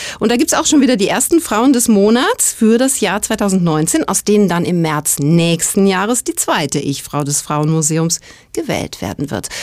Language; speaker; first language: German; native; German